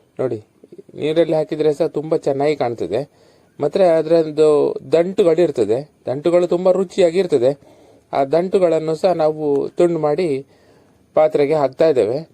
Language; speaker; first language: Kannada; non-native, local second language; Konkani